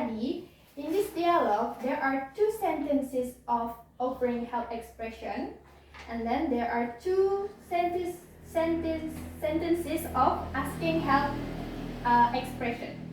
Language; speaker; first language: English; non-native, learner; Indonesian